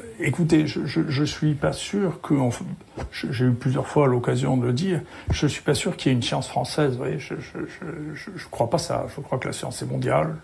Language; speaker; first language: French; native; French